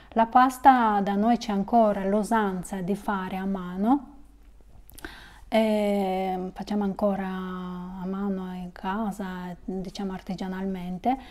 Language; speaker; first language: Italian; non-native, fluent; Kyrgyz